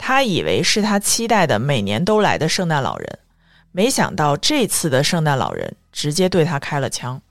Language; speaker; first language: Chinese; native; Chinese